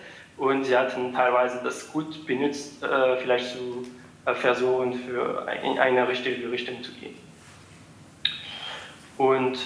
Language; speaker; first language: German; non-native, fluent; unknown